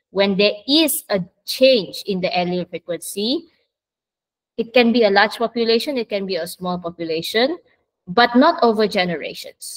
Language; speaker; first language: English; non-native, local second language; Malay